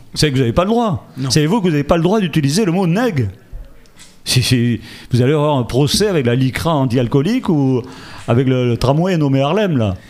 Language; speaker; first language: French; native; French